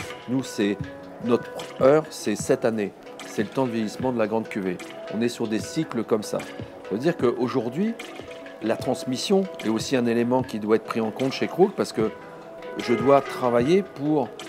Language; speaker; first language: French; native; French